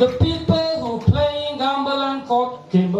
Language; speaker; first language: English; non-native, learner; Indonesian